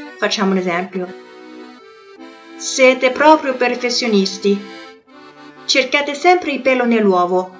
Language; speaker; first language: Italian; non-native, fluent; Chinese